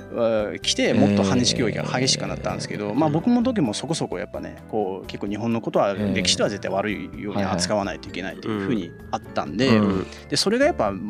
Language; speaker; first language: Japanese; early bilingual, other home language; Chinese